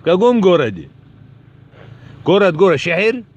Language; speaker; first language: Russian; non-native, local second language; Abkhazian